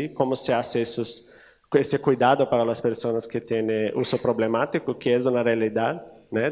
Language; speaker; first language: Spanish; non-native, learner; Portuguese